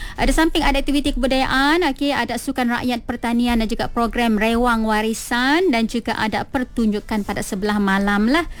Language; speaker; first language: Malay; non-native, local second language; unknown